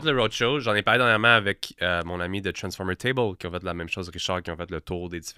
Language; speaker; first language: French; native; French